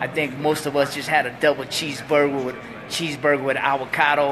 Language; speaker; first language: English; early bilingual, other home language; Spanish